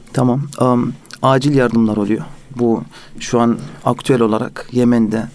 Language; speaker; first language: Turkish; early bilingual, heritage; Turkish